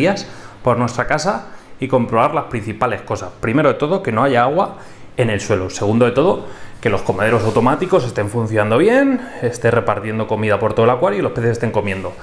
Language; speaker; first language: Spanish; native; Spanish